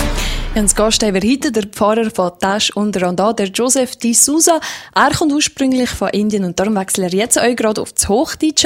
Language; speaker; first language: German; native; German